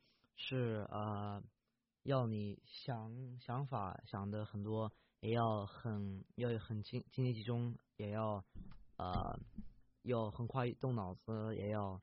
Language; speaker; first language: Chinese; early bilingual, heritage; Chinese